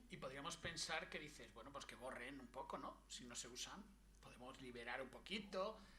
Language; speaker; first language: Spanish; native; Spanish